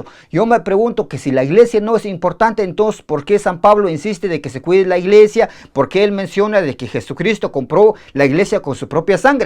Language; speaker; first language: Spanish; native; Spanish